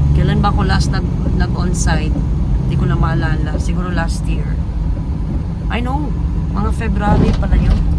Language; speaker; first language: Filipino; native; Filipino